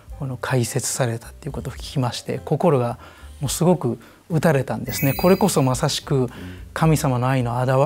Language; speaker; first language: Japanese; native; Japanese